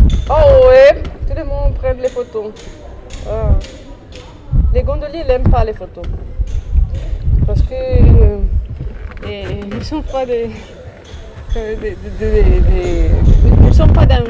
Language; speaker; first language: French; non-native, learner; Italian